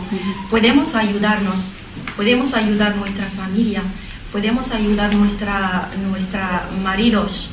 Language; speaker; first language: Spanish; non-native, learner; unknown